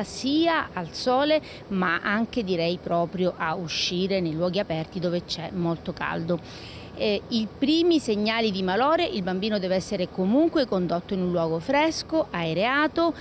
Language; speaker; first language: Italian; native; Italian